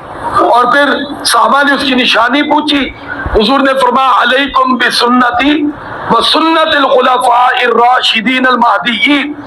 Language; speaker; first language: Urdu; native; Urdu